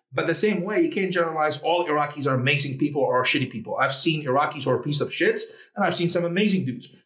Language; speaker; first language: English; early bilingual, heritage; Arabic